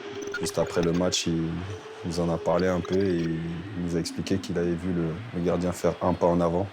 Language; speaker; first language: French; native; French